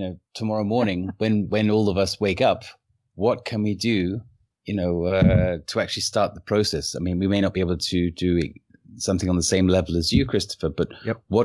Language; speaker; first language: English; native; English